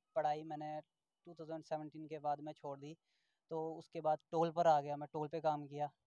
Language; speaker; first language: Hindi; native; Hindi